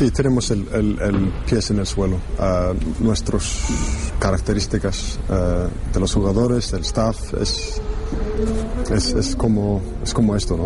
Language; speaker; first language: Spanish; non-native, learner; English